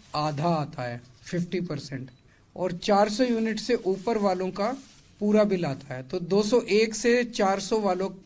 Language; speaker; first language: Hindi; native; Hindi